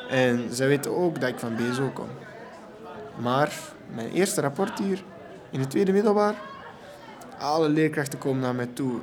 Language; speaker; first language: Dutch; early bilingual, other home language; Arabic